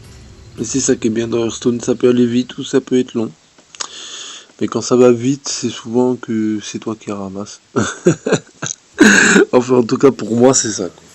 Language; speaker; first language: French; native; French